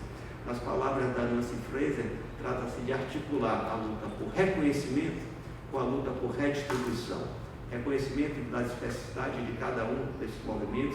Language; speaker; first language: Portuguese; native; Portuguese